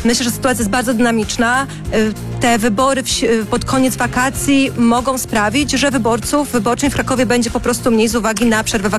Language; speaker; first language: Polish; native; Polish